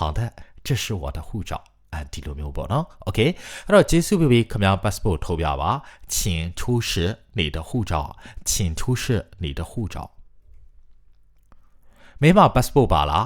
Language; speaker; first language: Chinese; non-native, fluent; Burmese